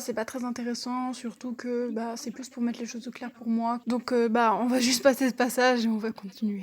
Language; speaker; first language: French; native; French